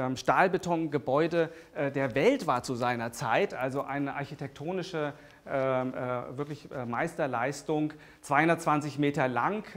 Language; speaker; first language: German; native; German